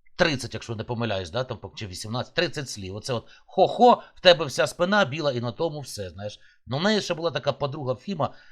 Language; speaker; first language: Ukrainian; native; Ukrainian